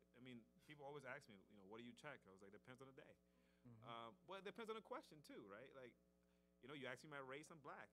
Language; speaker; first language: English; native; English